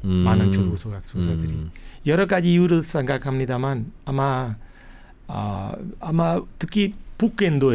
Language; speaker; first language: Korean; non-native, fluent; Hindi